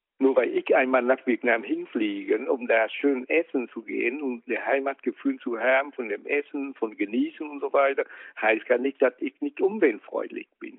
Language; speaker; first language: German; non-native, fluent; Vietnamese